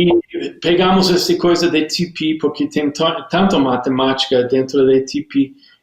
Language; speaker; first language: Portuguese; non-native, learner; English